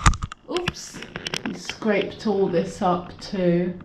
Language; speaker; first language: English; native; English